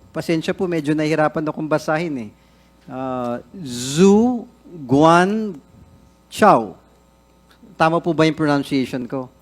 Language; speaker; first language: Filipino; native; Filipino